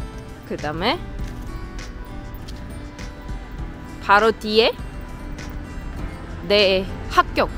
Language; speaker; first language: Korean; non-native, learner; German